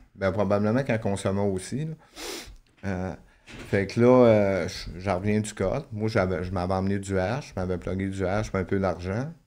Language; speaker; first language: French; native; French